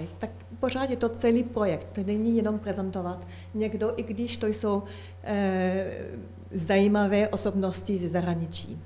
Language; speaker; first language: Czech; non-native, learner; French